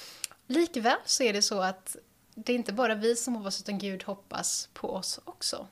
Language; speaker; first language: Swedish; native; Swedish